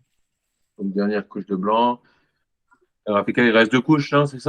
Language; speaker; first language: French; native; French